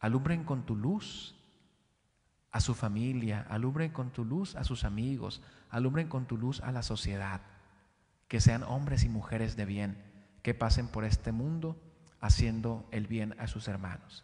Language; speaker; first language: Spanish; native; Spanish